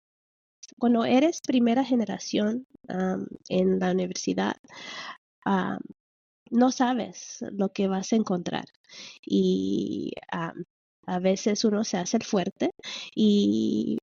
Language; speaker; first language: Spanish; early bilingual, heritage; Spanish